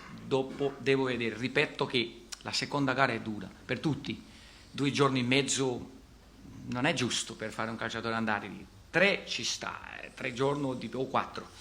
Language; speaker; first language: Italian; non-native, fluent; Portuguese